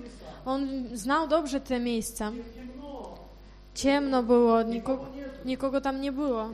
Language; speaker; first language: Polish; non-native, fluent; Ukrainian